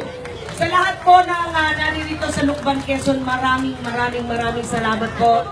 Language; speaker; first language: Filipino; native; Filipino